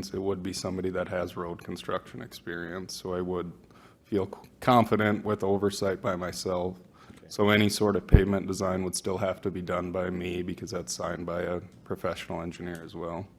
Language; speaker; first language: English; native; English